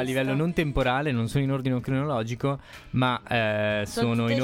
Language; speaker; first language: Italian; native; Italian